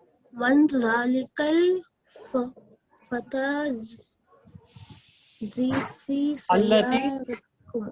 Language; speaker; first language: Arabic; non-native, learner; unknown